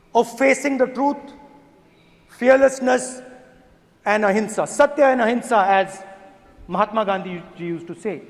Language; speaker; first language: English; non-native, local second language; Hindi